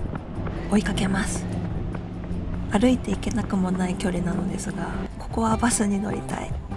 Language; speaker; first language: Japanese; native; Japanese